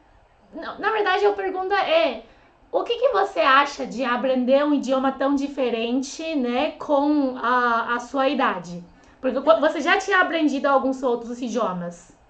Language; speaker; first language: Portuguese; non-native, fluent; Chinese